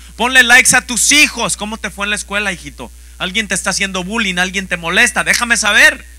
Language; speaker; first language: Spanish; native; Spanish